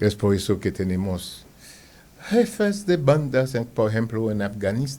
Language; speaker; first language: Spanish; non-native, fluent; Haitian Creole